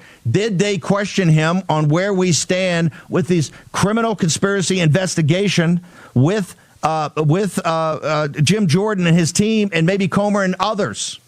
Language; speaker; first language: English; native; English